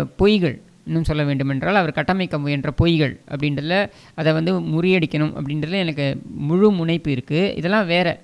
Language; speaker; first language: Tamil; native; Tamil